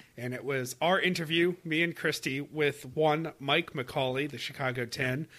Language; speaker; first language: English; native; English